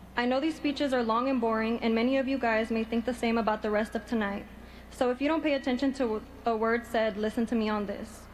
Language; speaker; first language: English; early bilingual, other home language; Spanish